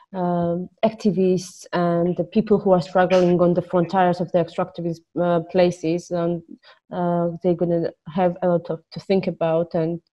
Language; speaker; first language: English; non-native, fluent; Georgian